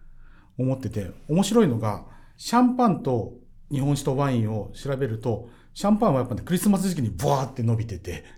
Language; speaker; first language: Japanese; native; Japanese